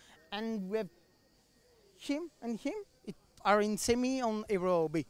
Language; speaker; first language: English; non-native, learner; Italian